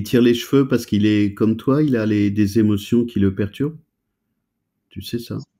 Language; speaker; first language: French; native; French